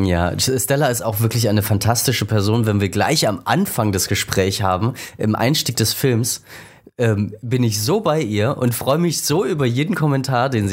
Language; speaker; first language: German; native; German